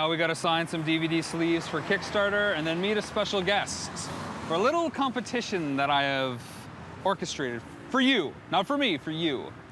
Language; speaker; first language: English; native; English